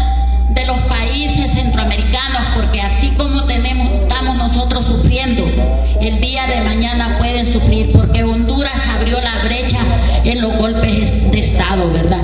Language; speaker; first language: Spanish; native; Spanish